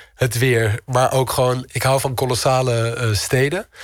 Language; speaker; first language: Dutch; early bilingual, other home language; Turkish